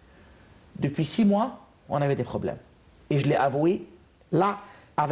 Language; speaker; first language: French; non-native, fluent; Arabic